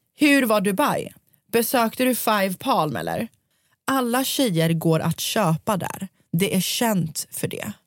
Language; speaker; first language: Swedish; native; Swedish